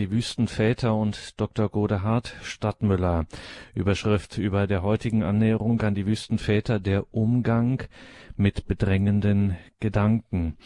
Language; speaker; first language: German; native; German